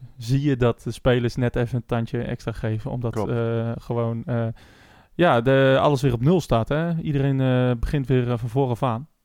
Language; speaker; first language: Dutch; native; Dutch